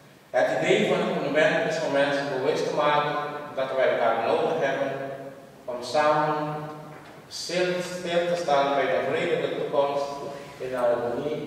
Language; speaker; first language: Dutch; non-native, local second language; Papiamento